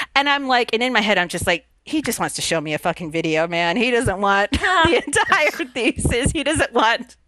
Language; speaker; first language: English; early bilingual, other home language; Spanish